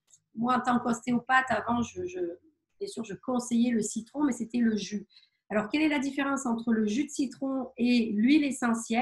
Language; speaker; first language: French; native; French